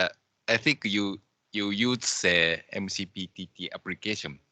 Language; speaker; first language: English; non-native, learner; Japanese